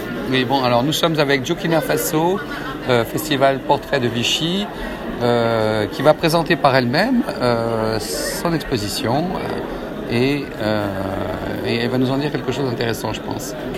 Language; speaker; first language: French; native; French